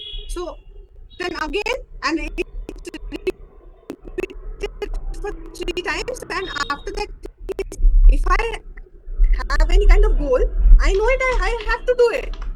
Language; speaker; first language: English; non-native, fluent; Hindi